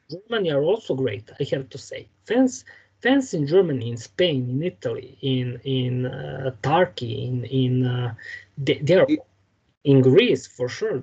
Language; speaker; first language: English; non-native, fluent; Serbian